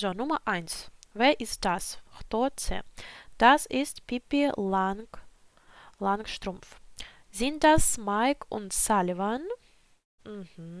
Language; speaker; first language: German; non-native, fluent; Ukrainian